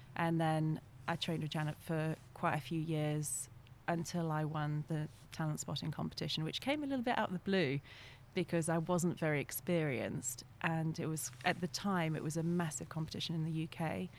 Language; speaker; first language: English; non-native, fluent; French